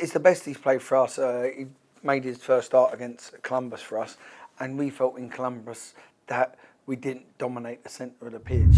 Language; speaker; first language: English; native; English